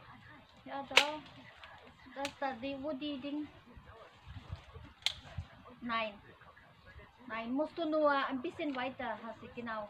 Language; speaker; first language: German; non-native, fluent; Cebuano